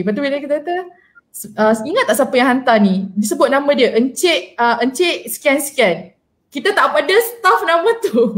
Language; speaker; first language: Malay; native; Malay